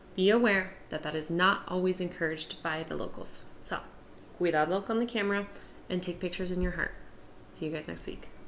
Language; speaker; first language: English; native; English